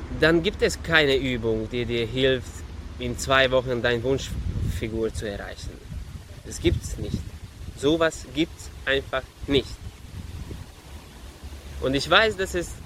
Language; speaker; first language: German; non-native, fluent; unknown